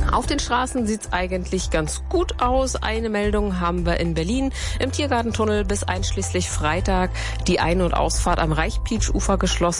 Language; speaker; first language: German; native; German